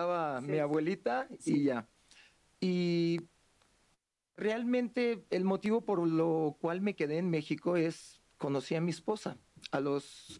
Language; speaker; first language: Spanish; non-native, fluent; Uzbek